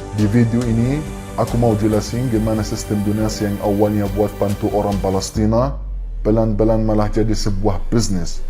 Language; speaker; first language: Indonesian; non-native, fluent; Arabic